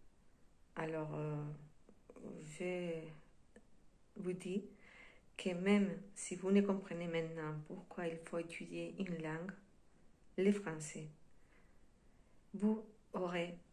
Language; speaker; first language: French; non-native, fluent; Spanish